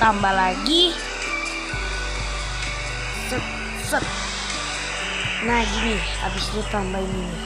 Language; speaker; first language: Indonesian; native; Indonesian